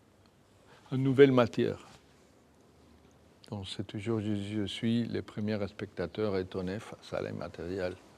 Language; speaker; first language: French; non-native, fluent; Spanish